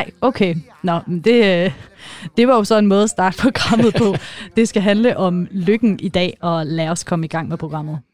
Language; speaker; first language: Danish; native; Danish